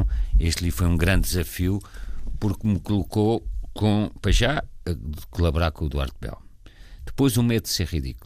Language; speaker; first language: Portuguese; native; Portuguese